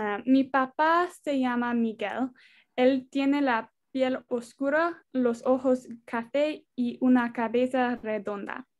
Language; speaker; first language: Spanish; non-native, learner; English